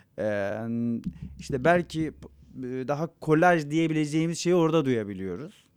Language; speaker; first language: Turkish; non-native, local second language; Zaza